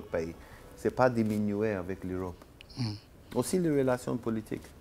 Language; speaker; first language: French; non-native, learner; Hebrew